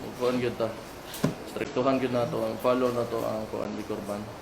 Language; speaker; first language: Cebuano; native; Cebuano